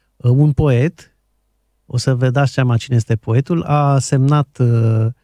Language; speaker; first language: Romanian; native; Romanian